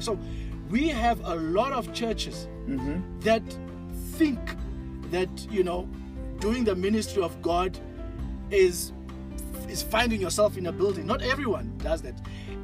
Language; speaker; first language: English; non-native, local second language; Xhosa